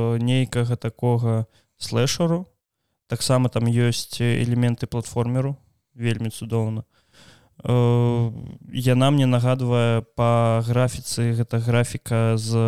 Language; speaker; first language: Belarusian; non-native, local second language; Russian